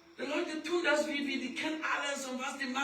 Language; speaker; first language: German; non-native, learner; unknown